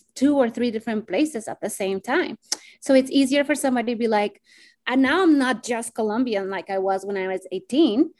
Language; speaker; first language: English; non-native, fluent; Spanish